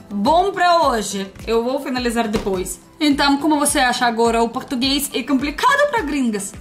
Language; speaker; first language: Portuguese; non-native, learner; Russian